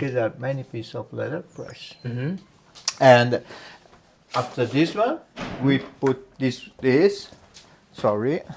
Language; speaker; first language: English; non-native, learner; Italian